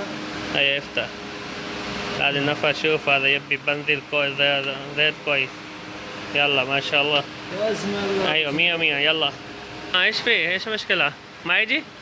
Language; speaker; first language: Arabic; non-native, learner; Sindhi